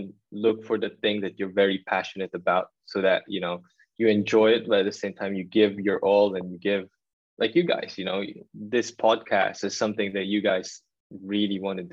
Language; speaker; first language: English; non-native, local second language; Filipino